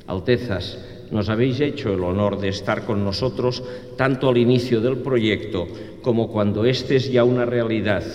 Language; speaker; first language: Spanish; non-native, local second language; Catalan